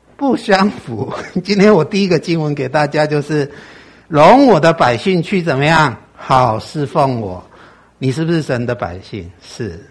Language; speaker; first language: Chinese; native; Chinese